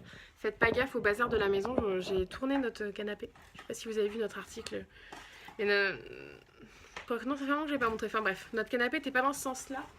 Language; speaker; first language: French; native; French